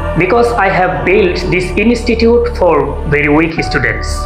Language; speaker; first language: English; non-native, local second language; Bangla